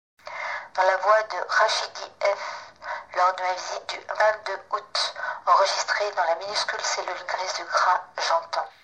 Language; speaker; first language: French; native; French